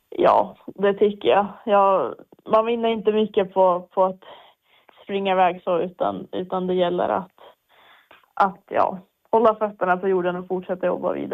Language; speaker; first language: Swedish; native; Swedish